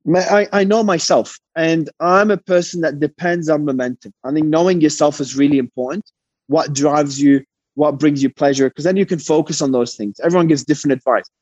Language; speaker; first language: English; early bilingual, other home language; Arabic